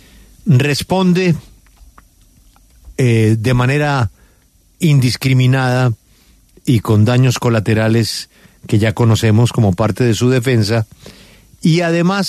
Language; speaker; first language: Spanish; native; Spanish